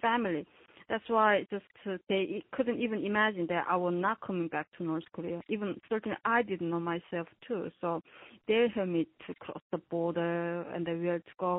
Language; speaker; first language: English; non-native, fluent; Korean